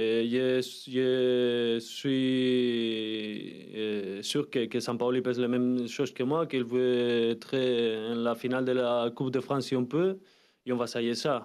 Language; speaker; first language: French; non-native, learner; Spanish